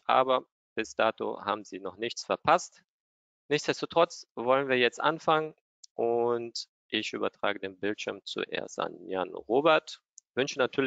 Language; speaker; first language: German; native; German